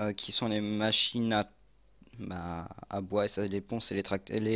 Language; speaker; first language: French; native; French